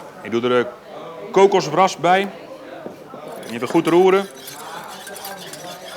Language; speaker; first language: Dutch; native; Dutch